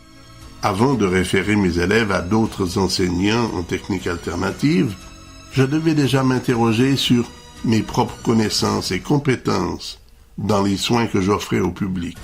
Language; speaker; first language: French; native; French